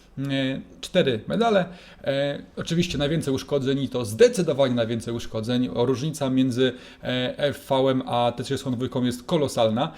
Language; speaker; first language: Polish; native; Polish